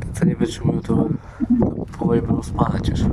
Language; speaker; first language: Polish; native; Polish